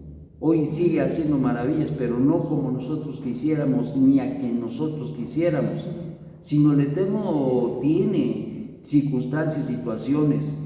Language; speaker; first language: Spanish; native; Spanish